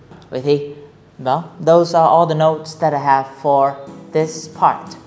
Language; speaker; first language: English; non-native, fluent; Vietnamese